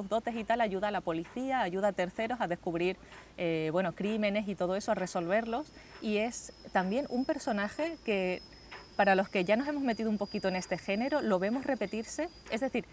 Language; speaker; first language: Spanish; native; Spanish